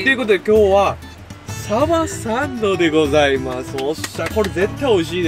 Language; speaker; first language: Japanese; native; Japanese